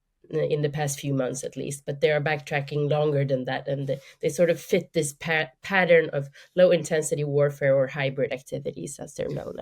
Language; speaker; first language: English; non-native, fluent; Swedish